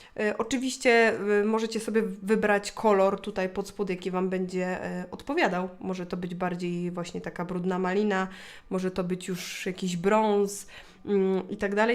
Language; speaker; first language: Polish; native; Polish